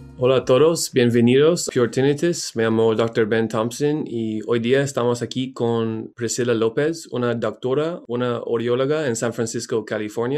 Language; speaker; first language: Spanish; non-native, learner; English